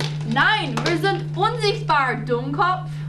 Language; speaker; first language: German; non-native, learner; English